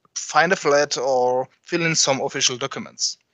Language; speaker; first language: English; non-native, fluent; French